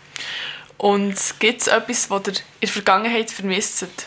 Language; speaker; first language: German; native; German